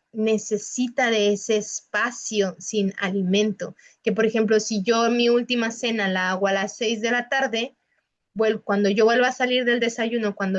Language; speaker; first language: Spanish; native; Spanish